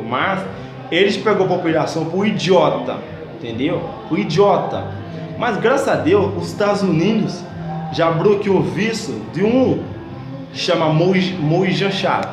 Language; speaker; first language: Portuguese; non-native, learner; Haitian Creole